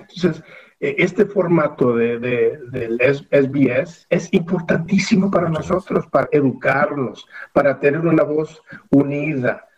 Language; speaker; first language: Spanish; early bilingual, heritage; Spanish